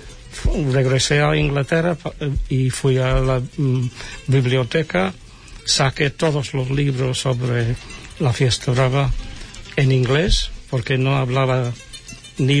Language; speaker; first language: Spanish; non-native, fluent; English